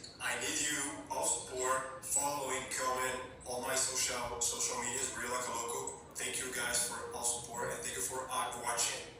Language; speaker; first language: English; non-native, learner; Portuguese